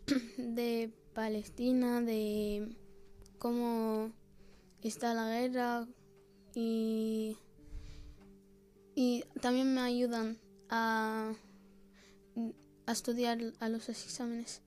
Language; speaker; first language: Spanish; early bilingual, other home language; Arabic